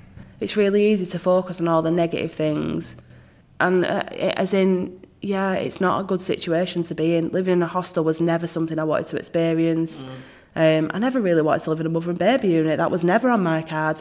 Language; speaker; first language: English; native; English